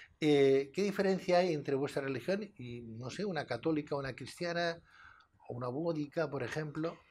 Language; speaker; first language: Spanish; native; Spanish